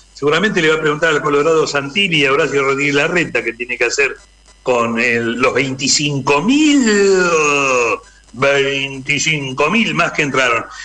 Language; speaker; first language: Spanish; native; Spanish